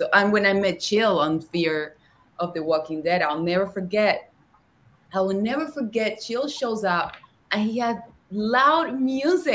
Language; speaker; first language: English; non-native, fluent; Spanish